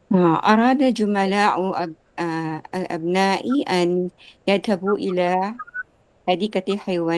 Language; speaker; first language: Arabic; non-native, learner; Filipino